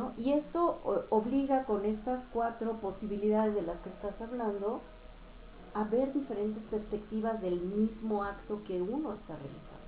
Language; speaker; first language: Spanish; native; Spanish